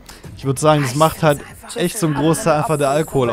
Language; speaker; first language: German; native; German